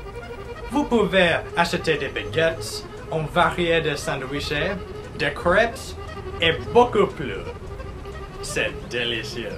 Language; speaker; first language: French; non-native, learner; English